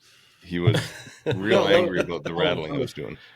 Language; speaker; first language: English; native; English